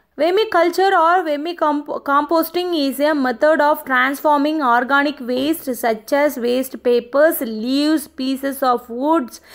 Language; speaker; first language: English; non-native, local second language; Tamil